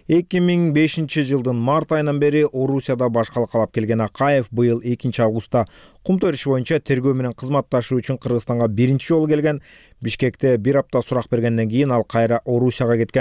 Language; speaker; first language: Kyrgyz; native; Kyrgyz